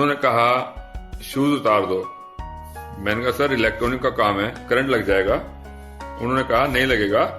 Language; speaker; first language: Hindi; native; Hindi